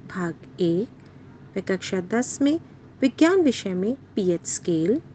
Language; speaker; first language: Hindi; native; Hindi